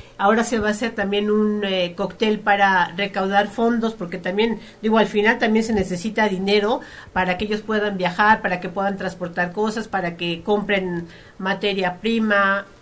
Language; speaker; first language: Spanish; native; Spanish